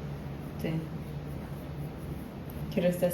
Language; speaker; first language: Spanish; non-native, learner; English